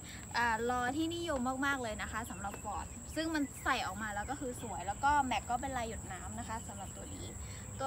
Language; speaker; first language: Thai; native; Thai